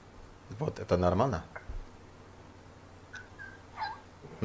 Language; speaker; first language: Russian; non-native, learner; Indonesian